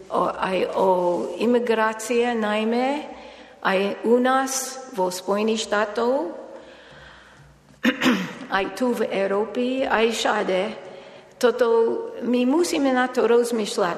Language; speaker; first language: Slovak; non-native, fluent; English